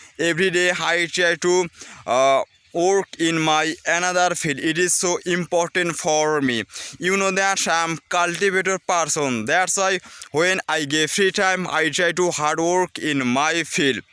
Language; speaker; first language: English; non-native, learner; Bangla